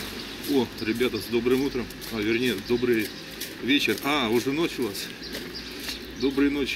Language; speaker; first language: Russian; native; Russian